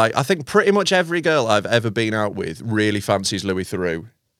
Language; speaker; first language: English; native; English